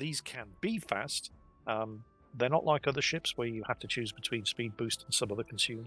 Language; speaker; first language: English; native; English